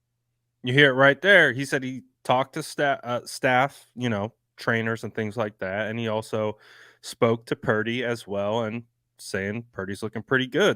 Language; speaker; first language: English; native; English